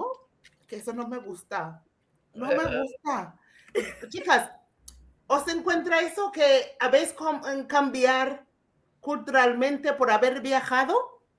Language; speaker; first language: Spanish; non-native, fluent; English